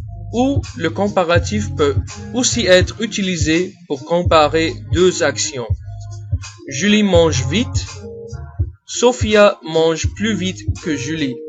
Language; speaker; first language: French; non-native, fluent; English